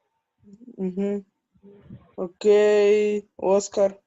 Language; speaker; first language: English; non-native, fluent; Ukrainian